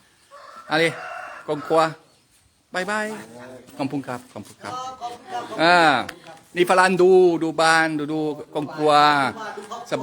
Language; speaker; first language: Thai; non-native, learner; French